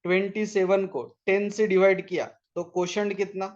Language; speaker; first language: Hindi; non-native, local second language; Marathi